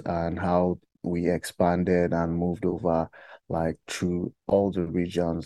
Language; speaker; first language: English; non-native, local second language; Yoruba